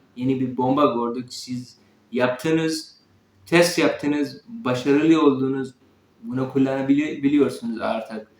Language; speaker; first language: Turkish; non-native, learner; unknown